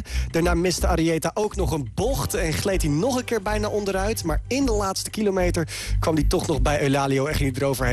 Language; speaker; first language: Dutch; native; Dutch